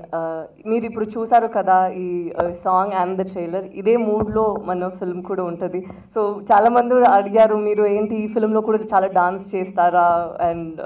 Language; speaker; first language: Telugu; non-native, local second language; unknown